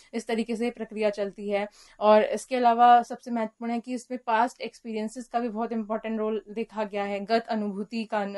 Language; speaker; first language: Hindi; native; Hindi